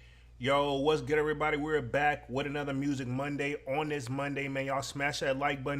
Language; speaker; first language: English; native; English